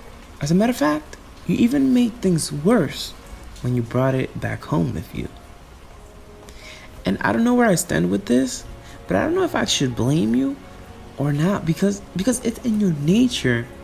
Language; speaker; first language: English; native; English